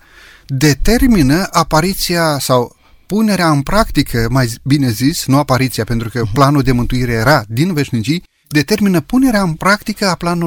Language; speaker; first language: Romanian; native; Romanian